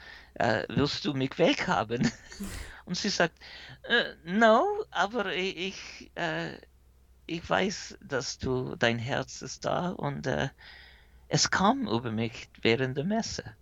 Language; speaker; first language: German; early bilingual, heritage; English